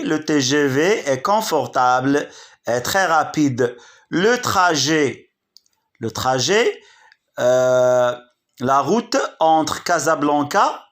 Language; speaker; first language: French; non-native, local second language; Arabic